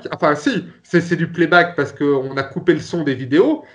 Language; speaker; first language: French; native; French